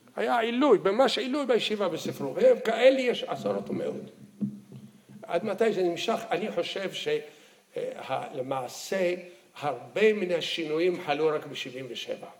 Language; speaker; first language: Hebrew; early bilingual, other home language; Arabic